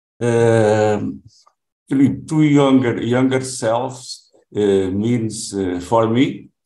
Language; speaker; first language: English; non-native, learner; Portuguese